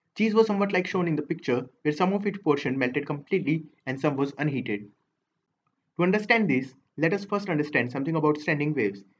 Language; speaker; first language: English; non-native, local second language; Hindi